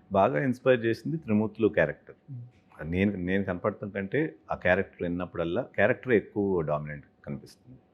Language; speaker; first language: Telugu; native; Telugu